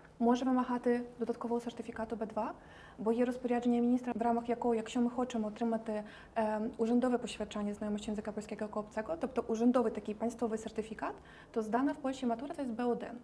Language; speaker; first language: Ukrainian; native; Ukrainian